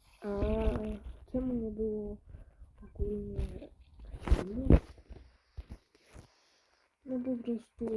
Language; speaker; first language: Polish; early bilingual, other home language; Ukrainian